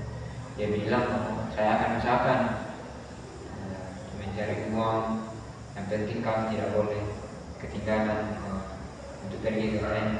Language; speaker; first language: Indonesian; non-native, local second language; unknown